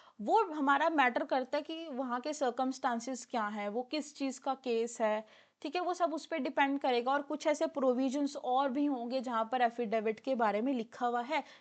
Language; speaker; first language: Hindi; non-native, local second language; Punjabi